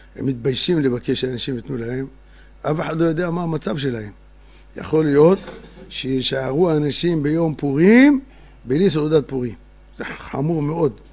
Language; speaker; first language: Hebrew; native; Hebrew